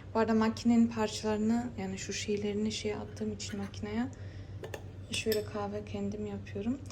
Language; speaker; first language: Turkish; early bilingual, heritage; Turkish